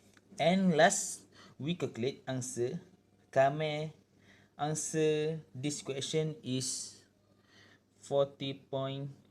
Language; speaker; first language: English; non-native, local second language; Malay